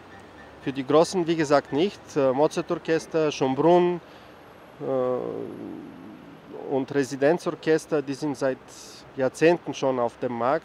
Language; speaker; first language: German; non-native, fluent; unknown